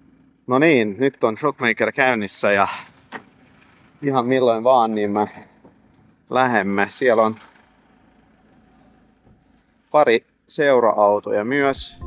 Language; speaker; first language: Finnish; non-native, fluent; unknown